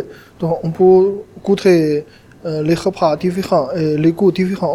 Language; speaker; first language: French; non-native, fluent; Chinese